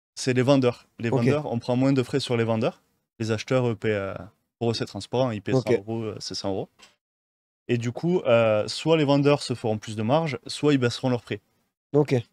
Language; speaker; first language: French; native; French